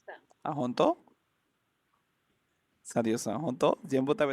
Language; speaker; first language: Japanese; non-native, fluent; Bangla